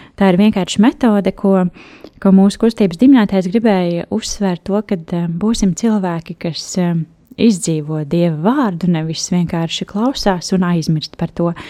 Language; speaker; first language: Latvian; native; Latvian